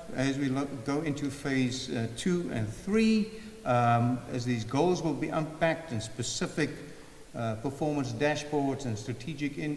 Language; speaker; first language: English; non-native, local second language; Afrikaans